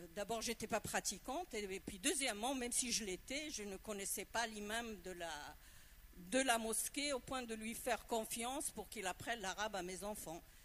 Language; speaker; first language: French; non-native, local second language; Arabic